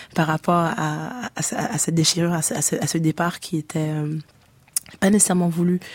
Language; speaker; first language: French; native; French